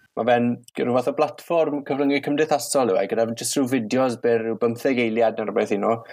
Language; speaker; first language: Welsh; native; Welsh